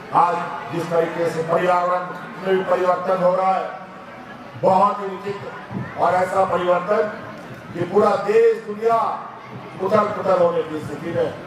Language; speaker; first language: Hindi; non-native, local second language; Santali